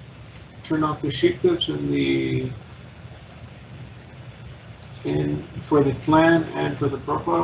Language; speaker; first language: English; native; English